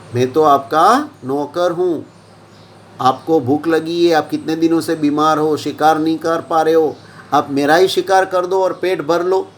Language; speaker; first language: Hindi; non-native, local second language; Gujarati